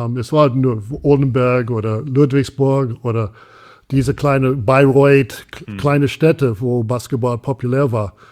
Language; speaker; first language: German; non-native, fluent; English